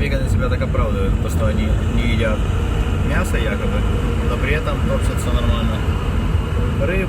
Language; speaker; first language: Russian; native; Russian